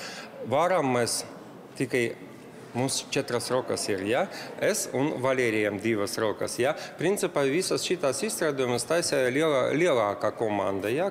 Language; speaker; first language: Latvian; non-native, local second language; Russian